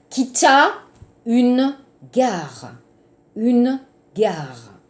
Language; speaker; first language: Korean; non-native, fluent; French